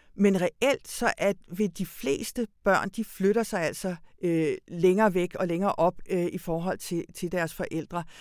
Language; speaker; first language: Danish; early bilingual, other home language; Hungarian